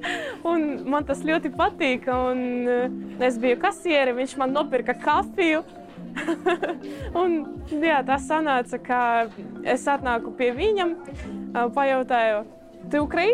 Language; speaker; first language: Latvian; early bilingual, other home language; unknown